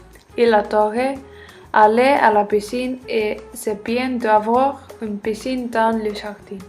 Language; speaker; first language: French; non-native, learner; Icelandic